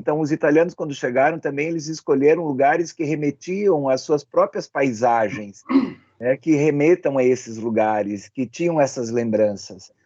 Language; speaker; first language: Portuguese; native; Portuguese